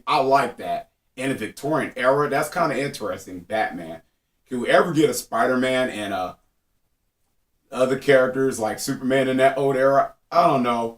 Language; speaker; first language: English; native; English